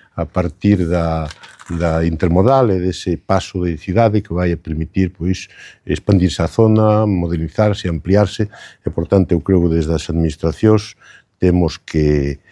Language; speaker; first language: Galician; non-native, local second language; Spanish